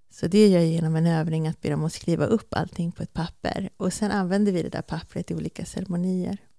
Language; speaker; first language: Swedish; early bilingual, other home language; Spanish